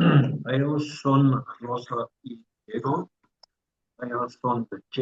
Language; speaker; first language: Spanish; non-native, learner; English